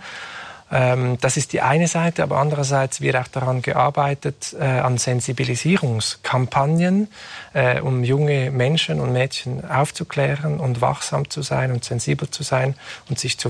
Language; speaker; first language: German; native; German